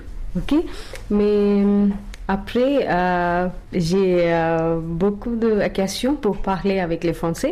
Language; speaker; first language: French; non-native, learner; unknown